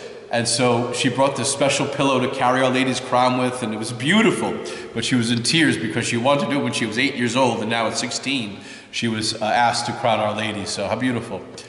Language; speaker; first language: English; native; English